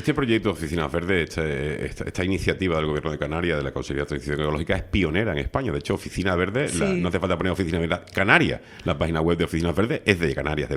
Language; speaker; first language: Spanish; native; Spanish